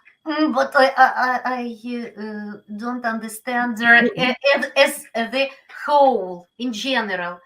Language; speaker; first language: English; non-native, learner; Ukrainian